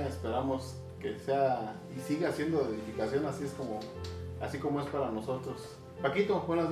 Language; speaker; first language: Spanish; native; Spanish